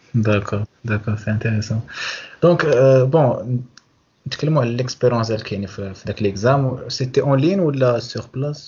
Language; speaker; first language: French; non-native, local second language; Arabic